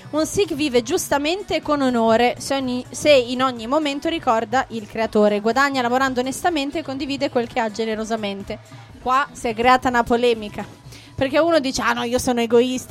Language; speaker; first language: Italian; native; Italian